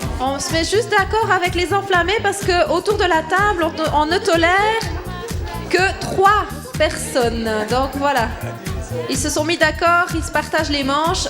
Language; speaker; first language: French; native; French